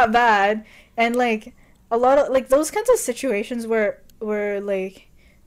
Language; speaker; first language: English; non-native, local second language; Filipino